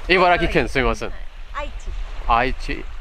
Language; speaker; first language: Japanese; non-native, learner; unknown